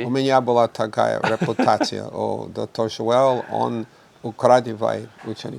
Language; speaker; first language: Russian; non-native, fluent; English